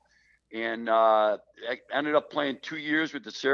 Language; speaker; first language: English; native; English